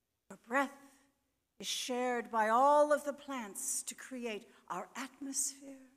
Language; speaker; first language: English; native; English